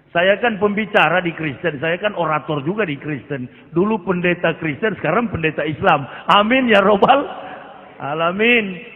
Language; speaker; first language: Indonesian; native; Indonesian